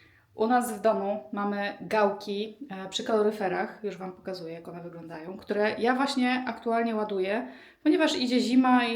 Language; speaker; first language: Polish; native; Polish